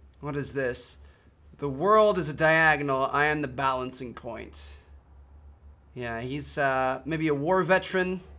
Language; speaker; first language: English; native; English